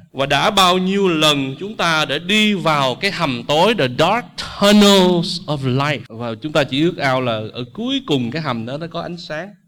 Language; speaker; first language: Vietnamese; native; Vietnamese